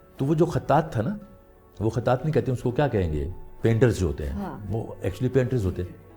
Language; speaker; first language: Urdu; non-native, local second language; Punjabi